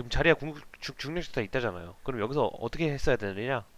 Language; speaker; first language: Korean; native; Korean